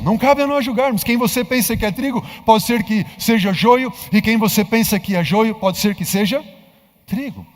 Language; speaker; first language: Portuguese; native; Portuguese